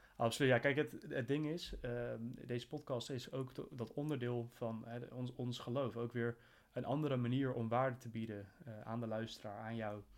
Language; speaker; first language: Dutch; native; Dutch